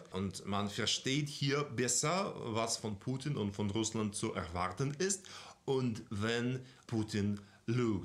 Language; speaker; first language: German; non-native, fluent; Russian